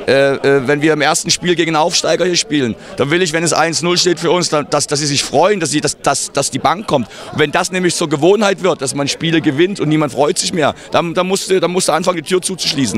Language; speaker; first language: German; native; German